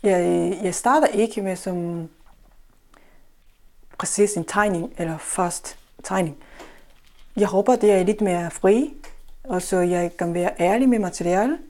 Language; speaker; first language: Danish; non-native, fluent; Japanese